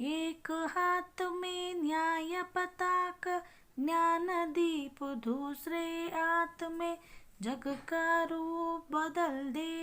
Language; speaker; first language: Hindi; non-native, local second language; Kannada